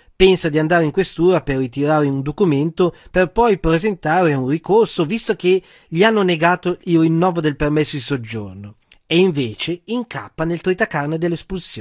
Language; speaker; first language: Italian; native; Italian